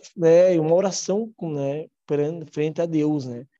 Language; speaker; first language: Portuguese; native; Portuguese